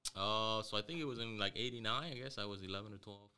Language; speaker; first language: English; early bilingual, other home language; Spanish